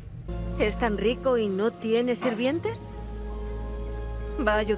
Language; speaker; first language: Spanish; native; Spanish